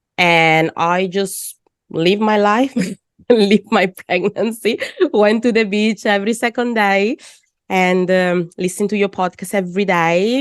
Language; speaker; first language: English; non-native, fluent; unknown